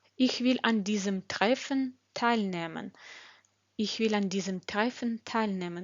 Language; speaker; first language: German; non-native, fluent; Ukrainian